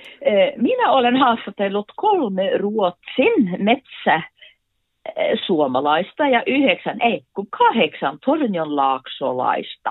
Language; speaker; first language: Finnish; non-native, fluent; Norwegian